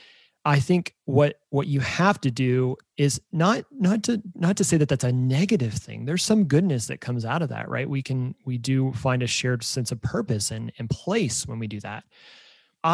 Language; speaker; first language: English; native; English